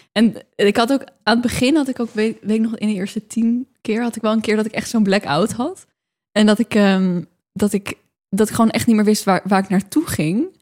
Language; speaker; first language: Dutch; native; Dutch